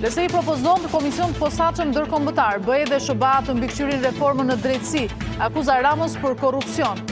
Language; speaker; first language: Albanian; native; Albanian